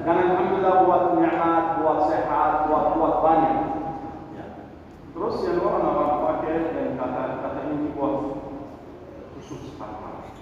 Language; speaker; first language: Indonesian; non-native, learner; Arabic